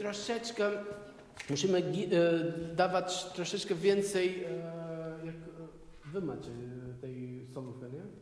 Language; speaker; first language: Polish; non-native, learner; Portuguese